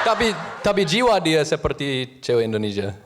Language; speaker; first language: Indonesian; non-native, learner; English